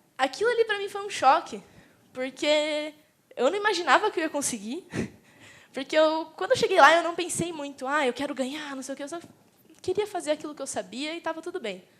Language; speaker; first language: Portuguese; native; Portuguese